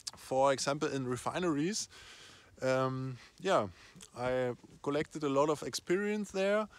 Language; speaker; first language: English; non-native, fluent; German